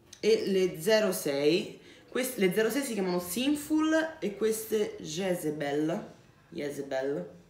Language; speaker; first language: Italian; native; Italian